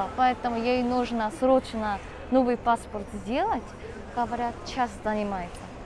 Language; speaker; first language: Russian; non-native, learner; Korean